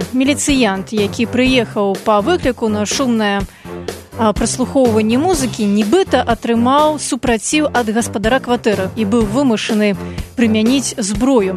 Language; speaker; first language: Belarusian; native; Belarusian